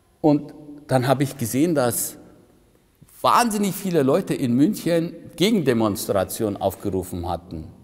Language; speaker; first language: German; early bilingual, other home language; Turkish